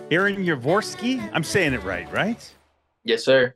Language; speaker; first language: English; native; English